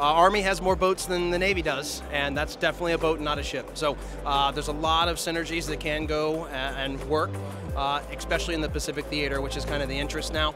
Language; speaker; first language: English; native; English